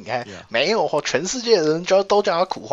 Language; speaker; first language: Chinese; native; Chinese